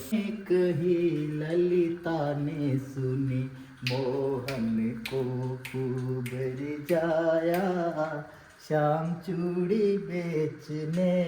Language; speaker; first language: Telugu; non-native, learner; Hindi